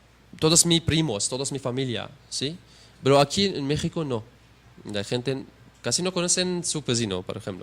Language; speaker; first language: Spanish; non-native, learner; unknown